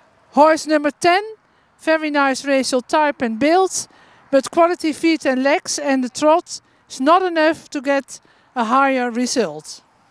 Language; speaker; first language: English; non-native, fluent; Dutch